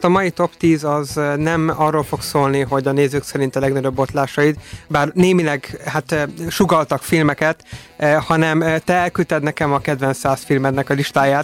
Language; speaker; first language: Hungarian; native; Hungarian